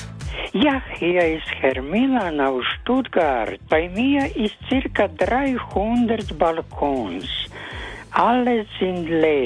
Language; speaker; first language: German; non-native, learner; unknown